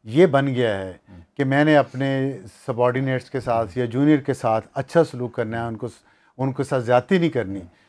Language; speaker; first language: Urdu; non-native, local second language; Punjabi